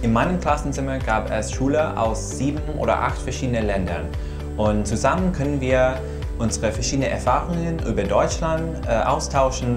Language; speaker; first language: German; non-native, learner; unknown